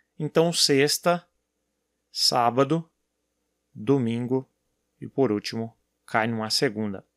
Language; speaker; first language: Portuguese; native; Portuguese